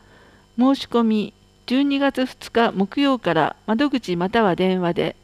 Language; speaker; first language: Japanese; native; Japanese